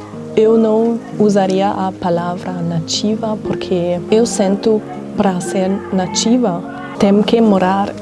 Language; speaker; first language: Portuguese; non-native, fluent; German